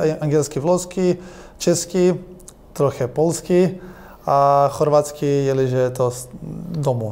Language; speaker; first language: Polish; non-native, learner; Croatian